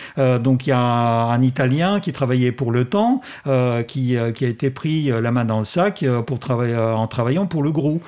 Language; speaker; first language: French; non-native, fluent; Russian